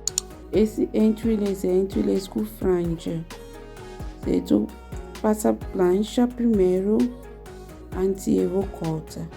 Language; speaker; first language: Portuguese; non-native, learner; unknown